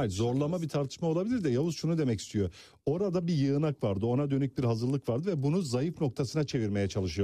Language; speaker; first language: Turkish; native; Turkish